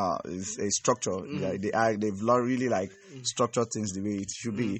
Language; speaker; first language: English; non-native, local second language; Igbo